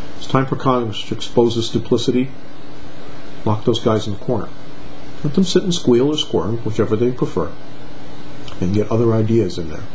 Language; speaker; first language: English; native; English